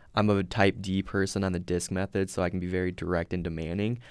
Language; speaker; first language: English; native; English